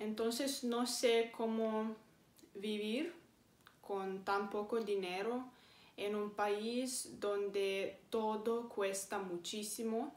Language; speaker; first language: Spanish; non-native, fluent; Romanian